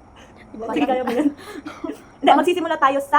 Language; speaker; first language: Filipino; native; Filipino